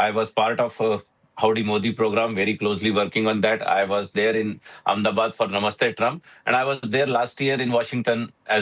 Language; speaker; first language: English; non-native, local second language; Hindi